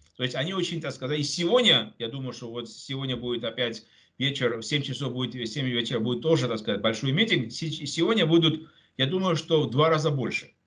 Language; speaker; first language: Russian; non-native, local second language; Georgian